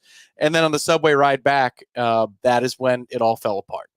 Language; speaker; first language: English; native; English